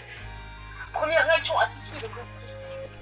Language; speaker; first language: French; native; French